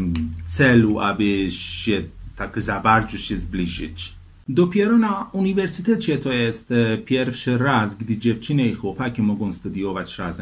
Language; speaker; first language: Polish; non-native, fluent; Persian